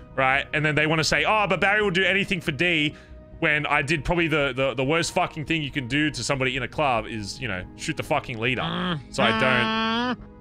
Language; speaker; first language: English; native; English